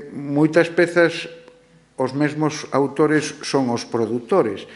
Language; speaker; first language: Galician; non-native, local second language; Spanish